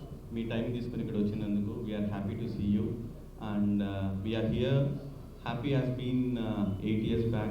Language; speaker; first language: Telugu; native; Telugu